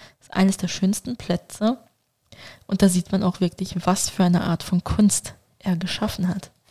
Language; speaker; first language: German; early bilingual, other home language; Turkish